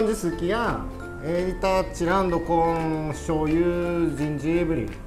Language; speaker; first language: Portuguese; non-native, learner; Japanese